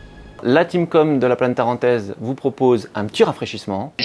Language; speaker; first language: French; native; French